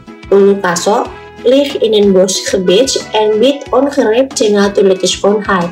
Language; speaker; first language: Dutch; non-native, learner; Indonesian